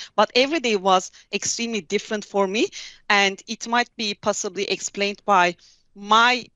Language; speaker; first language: English; non-native, fluent; Turkish